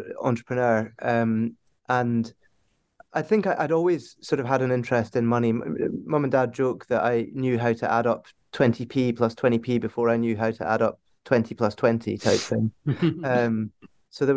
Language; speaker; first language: English; native; English